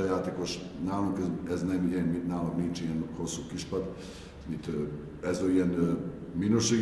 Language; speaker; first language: Hungarian; non-native, learner; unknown